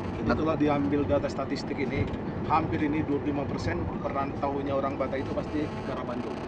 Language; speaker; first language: Indonesian; non-native, local second language; Batak Toba